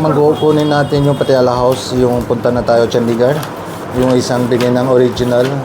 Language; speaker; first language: Filipino; non-native, learner; Punjabi